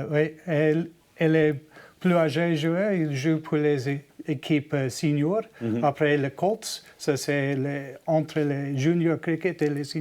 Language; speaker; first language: French; non-native, learner; English